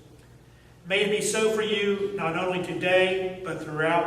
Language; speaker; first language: English; native; English